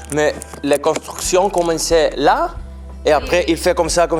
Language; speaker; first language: French; non-native, learner; Spanish